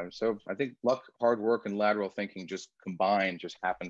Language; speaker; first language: English; early bilingual, other home language; Persian